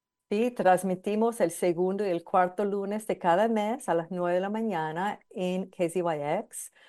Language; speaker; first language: Spanish; non-native, fluent; English